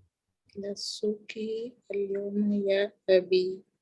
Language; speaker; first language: Arabic; non-native, learner; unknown